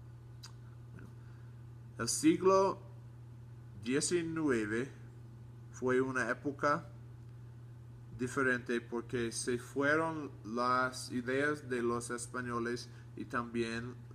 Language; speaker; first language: Spanish; non-native, learner; English